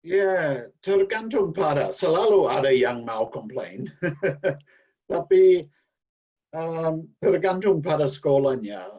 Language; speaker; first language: Indonesian; non-native, learner; English